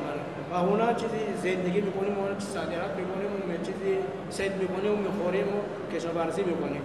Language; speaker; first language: Persian; non-native, learner; Malagasy